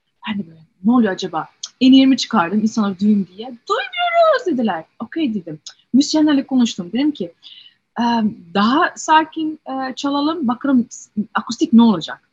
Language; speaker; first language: Turkish; early bilingual, heritage; Turkish